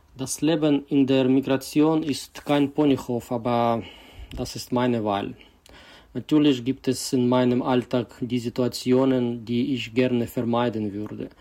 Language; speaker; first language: German; non-native, fluent; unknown